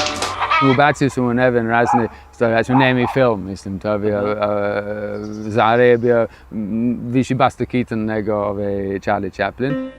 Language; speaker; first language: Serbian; non-native, fluent; English